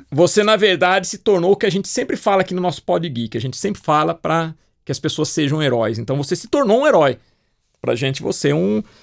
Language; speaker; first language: Portuguese; native; Portuguese